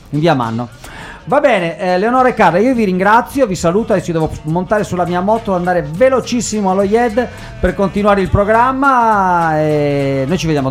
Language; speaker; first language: Italian; native; Italian